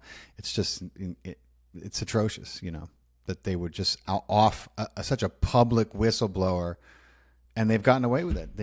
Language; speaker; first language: English; native; English